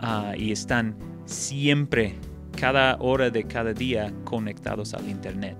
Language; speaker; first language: Spanish; non-native, fluent; English